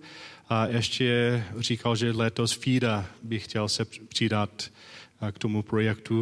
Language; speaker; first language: Czech; non-native, learner; English